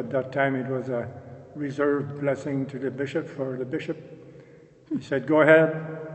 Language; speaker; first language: English; non-native, local second language; French